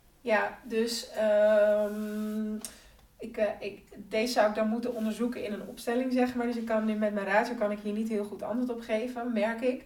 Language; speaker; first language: Dutch; early bilingual, other home language; Spanish